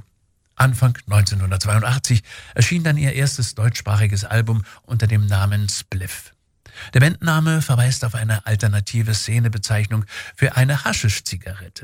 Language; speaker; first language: German; native; German